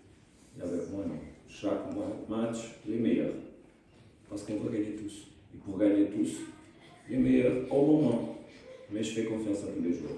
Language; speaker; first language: French; non-native, fluent; Portuguese